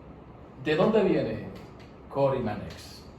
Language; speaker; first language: Spanish; native; Spanish